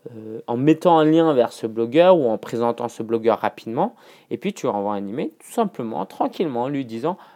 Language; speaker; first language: French; non-native, fluent; Chinese